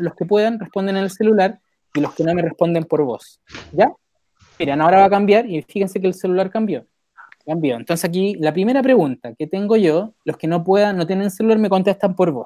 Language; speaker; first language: Spanish; native; Spanish